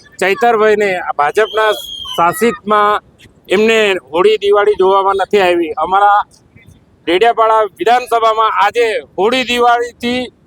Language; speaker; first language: Gujarati; native; Gujarati